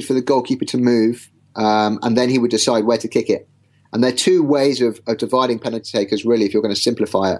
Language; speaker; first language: English; native; English